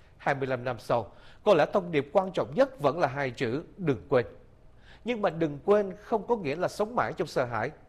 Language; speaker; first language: Vietnamese; native; Vietnamese